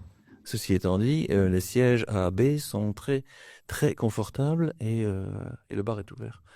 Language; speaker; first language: French; native; French